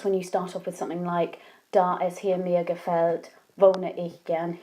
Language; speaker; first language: German; non-native, fluent; English